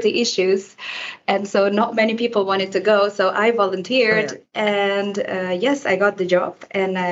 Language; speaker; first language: English; non-native, fluent; Indonesian